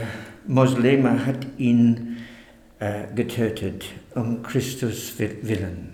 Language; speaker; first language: German; non-native, fluent; English